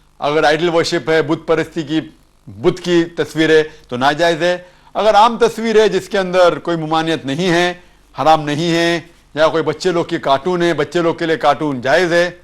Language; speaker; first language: Urdu; non-native, local second language; Konkani